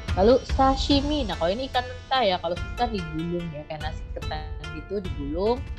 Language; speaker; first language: Indonesian; native; Indonesian